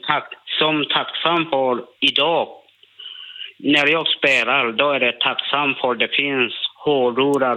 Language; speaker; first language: Swedish; non-native, learner; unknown